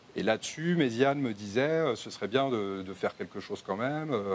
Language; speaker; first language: French; native; French